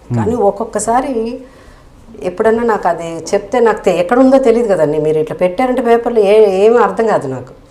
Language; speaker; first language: Telugu; native; Telugu